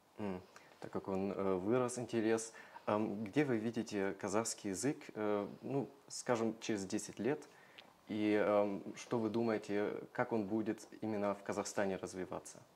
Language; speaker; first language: Russian; non-native, fluent; German